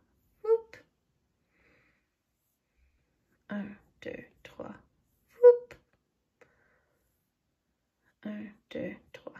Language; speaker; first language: French; non-native, fluent; English